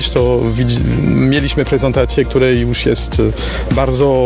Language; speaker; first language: Polish; non-native, fluent; French